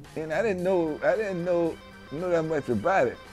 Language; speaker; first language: English; native; English